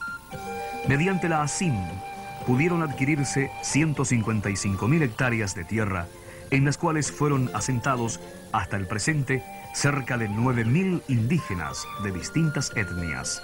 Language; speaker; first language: Spanish; native; Spanish